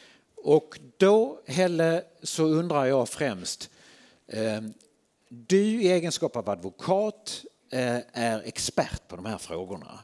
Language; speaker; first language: Swedish; native; Swedish